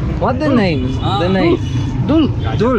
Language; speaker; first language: English; non-native, learner; Polish